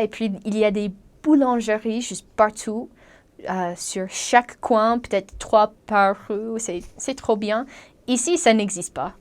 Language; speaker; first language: French; non-native, learner; English